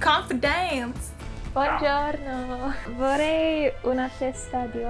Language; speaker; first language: Italian; non-native, learner; English